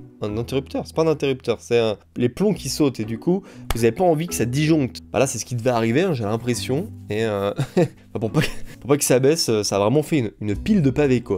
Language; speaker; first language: French; native; French